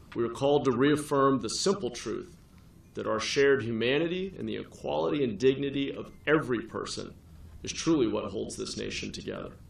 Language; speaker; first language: English; native; English